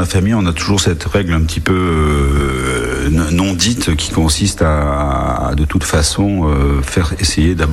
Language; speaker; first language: French; native; French